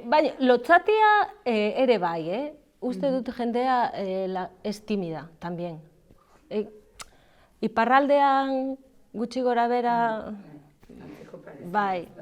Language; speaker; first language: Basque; non-native, learner; Galician